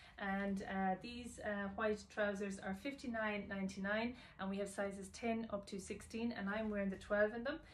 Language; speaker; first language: English; native; English